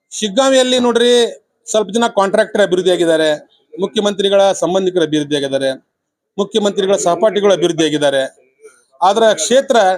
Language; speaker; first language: Kannada; non-native, local second language; Urdu